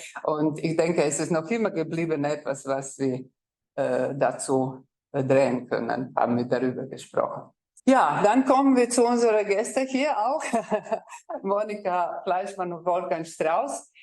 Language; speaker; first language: German; non-native, fluent; Croatian